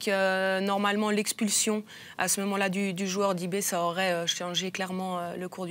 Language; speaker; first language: French; native; French